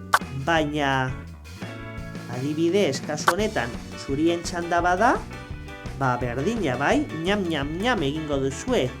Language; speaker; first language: Basque; non-native, local second language; Spanish